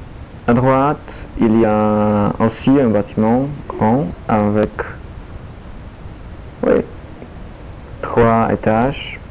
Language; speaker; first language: French; non-native, learner; Polish